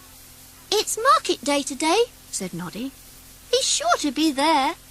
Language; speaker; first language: English; native; English